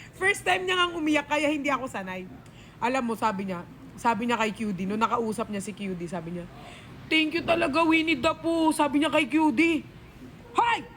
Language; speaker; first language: Filipino; native; Filipino